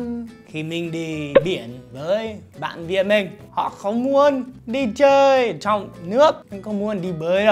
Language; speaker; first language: Vietnamese; non-native, fluent; English